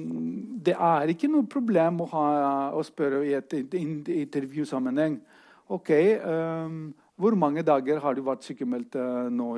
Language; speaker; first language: Norwegian; non-native, fluent; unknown